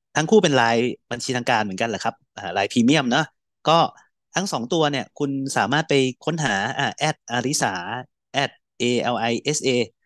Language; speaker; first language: Thai; native; Thai